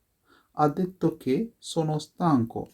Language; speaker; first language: Italian; non-native, fluent; Sinhala